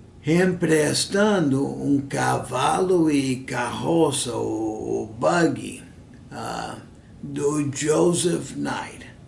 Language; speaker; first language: Portuguese; non-native, fluent; English